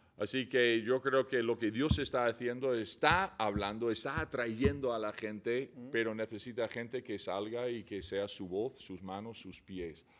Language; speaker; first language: Spanish; non-native, fluent; English